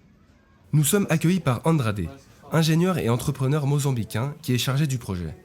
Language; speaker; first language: French; native; French